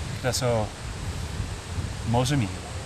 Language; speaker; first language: Korean; non-native, learner; Dutch